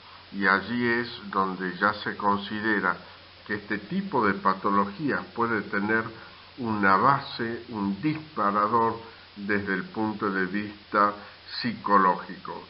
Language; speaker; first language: Spanish; native; Spanish